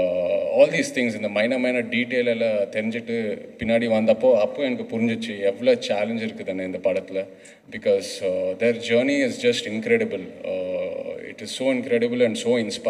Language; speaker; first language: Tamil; non-native, local second language; Telugu